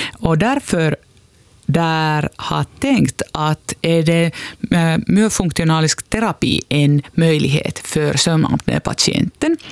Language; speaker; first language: Swedish; non-native, local second language; Finnish